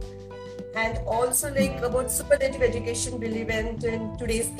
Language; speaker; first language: English; non-native, local second language; Telugu